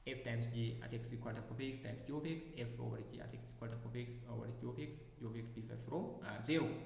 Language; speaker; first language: English; non-native, local second language; Amharic